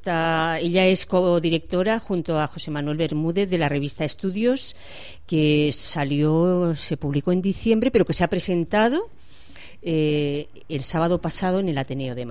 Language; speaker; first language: Spanish; native; Spanish